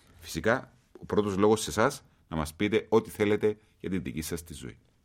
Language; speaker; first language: Greek; native; Greek